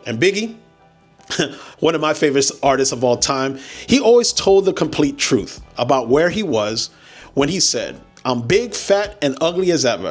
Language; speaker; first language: English; native; English